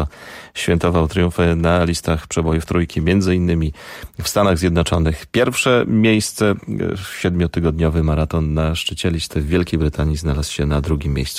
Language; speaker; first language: Polish; native; Polish